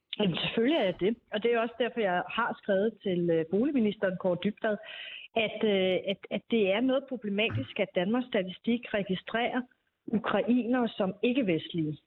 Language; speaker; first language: Danish; native; Danish